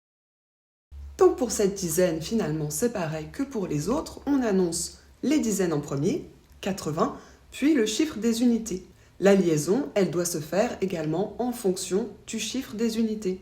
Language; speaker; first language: French; native; French